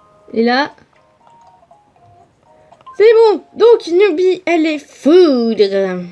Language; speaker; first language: French; native; French